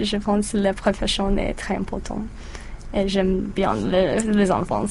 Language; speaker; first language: French; non-native, learner; English